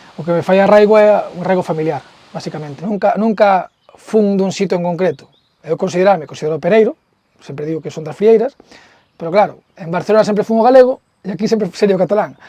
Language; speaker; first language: Galician; early bilingual, heritage; Spanish